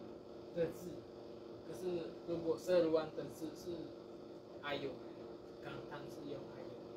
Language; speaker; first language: Chinese; non-native, learner; Indonesian